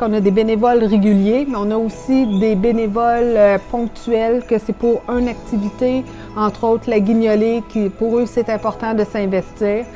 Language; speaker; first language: French; native; French